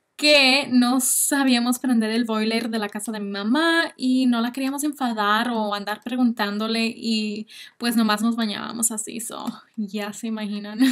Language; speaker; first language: Spanish; early bilingual, heritage; Spanish